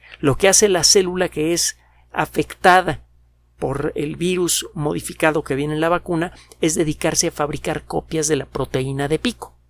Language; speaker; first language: Spanish; native; Spanish